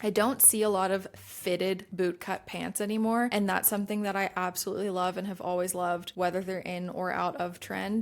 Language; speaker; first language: English; native; English